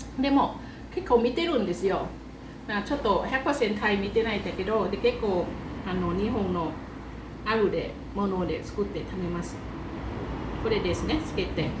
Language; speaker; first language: Japanese; non-native, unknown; Thai